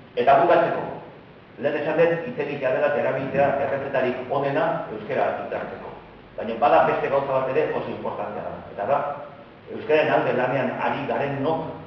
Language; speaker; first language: Basque; native; Basque